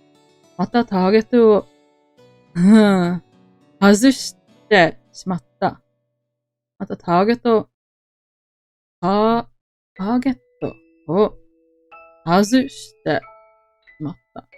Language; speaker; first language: Japanese; non-native, learner; Norwegian